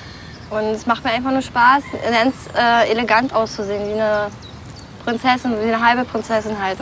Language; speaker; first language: German; native; German